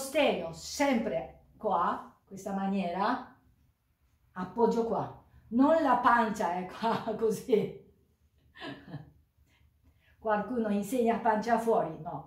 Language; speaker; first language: Italian; non-native, learner; Japanese